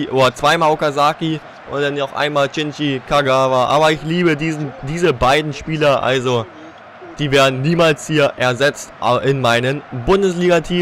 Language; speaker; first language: German; native; German